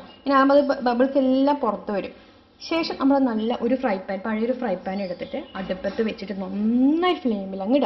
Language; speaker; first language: Malayalam; native; Malayalam